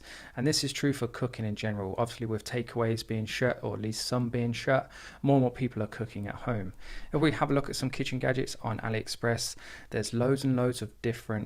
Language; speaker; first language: English; native; English